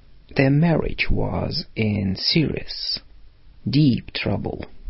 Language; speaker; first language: English; non-native, fluent; Russian